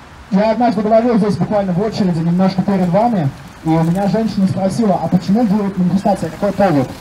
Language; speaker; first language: Russian; native; Russian